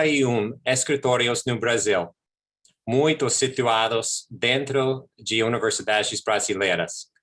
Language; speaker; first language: Portuguese; non-native, fluent; English